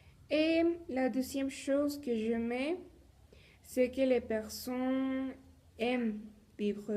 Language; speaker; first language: French; non-native, learner; Spanish